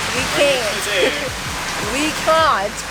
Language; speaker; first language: English; native; English